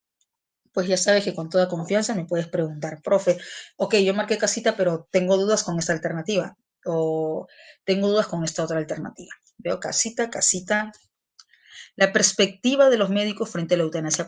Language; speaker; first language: Spanish; native; Spanish